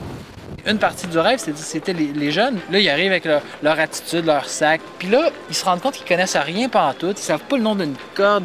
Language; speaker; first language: French; native; French